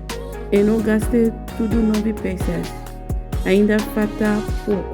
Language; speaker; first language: Portuguese; non-native, learner; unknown